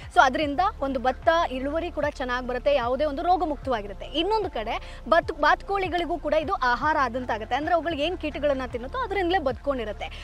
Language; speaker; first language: Kannada; native; Kannada